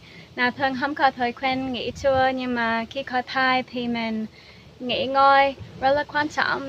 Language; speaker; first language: Vietnamese; non-native, fluent; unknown